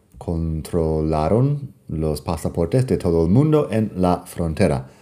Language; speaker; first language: Spanish; non-native, fluent; English